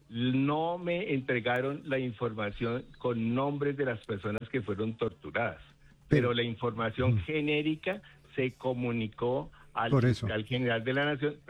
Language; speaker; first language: Spanish; native; Spanish